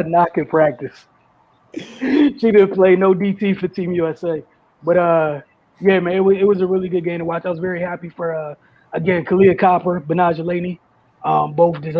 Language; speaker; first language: English; native; English